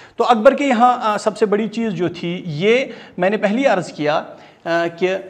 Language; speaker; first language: Urdu; non-native, local second language; Kashmiri